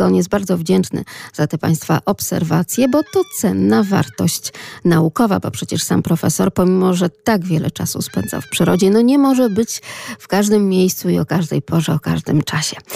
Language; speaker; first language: Polish; native; Polish